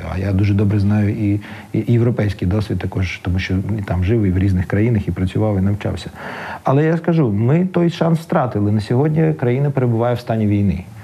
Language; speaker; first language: Ukrainian; non-native, local second language; Russian